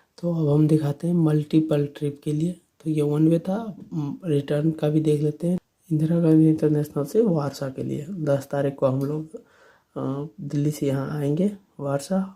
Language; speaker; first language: Hindi; native; Hindi